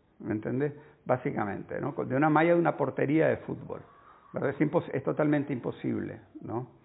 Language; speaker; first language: Spanish; native; Spanish